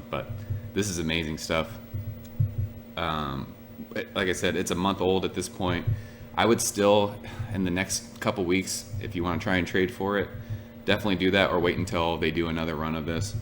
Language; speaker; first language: English; native; English